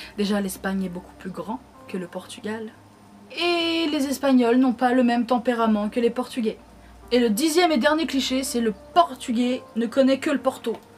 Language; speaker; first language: French; early bilingual, other home language; Portuguese